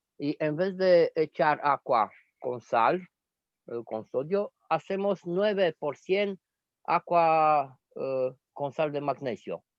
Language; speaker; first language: Spanish; non-native, fluent; Romanian